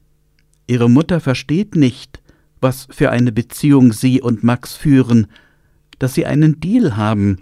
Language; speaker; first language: German; native; German